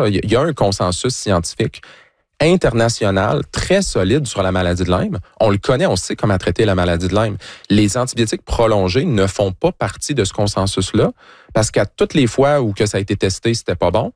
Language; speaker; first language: French; native; French